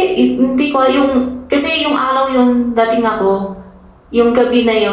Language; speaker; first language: Filipino; non-native, learner; Chinese